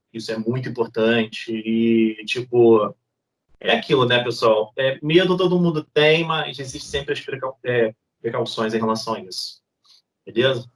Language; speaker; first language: Portuguese; native; Portuguese